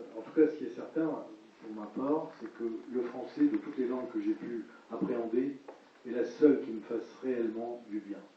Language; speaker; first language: French; early bilingual, other home language; Hebrew